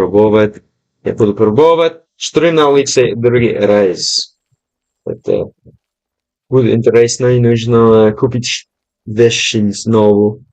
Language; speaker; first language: Russian; non-native, learner; English